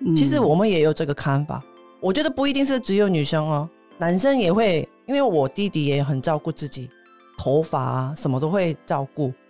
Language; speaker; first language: Chinese; non-native, fluent; Korean